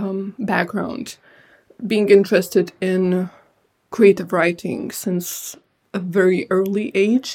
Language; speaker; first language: English; non-native, fluent; Lithuanian